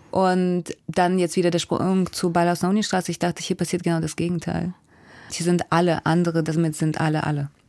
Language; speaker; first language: German; early bilingual, other home language; Russian